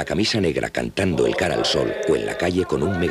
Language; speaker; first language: Spanish; native; Spanish